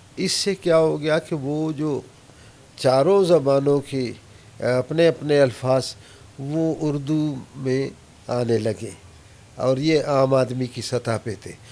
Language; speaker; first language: Urdu; non-native, local second language; Brahui